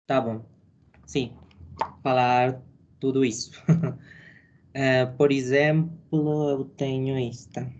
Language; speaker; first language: Portuguese; non-native, learner; Spanish